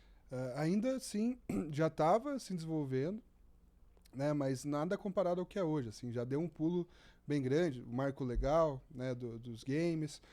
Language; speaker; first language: Portuguese; native; Portuguese